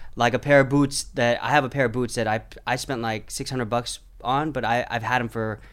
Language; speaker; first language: English; native; English